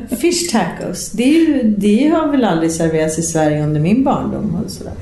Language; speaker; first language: Swedish; native; Swedish